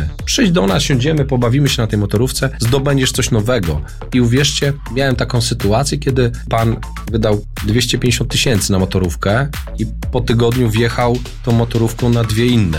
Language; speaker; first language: Polish; native; Polish